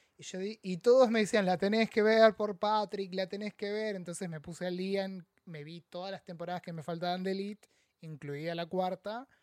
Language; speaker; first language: Spanish; native; Spanish